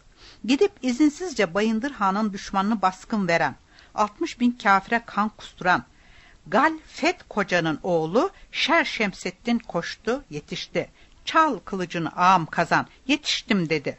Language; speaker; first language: Turkish; native; Turkish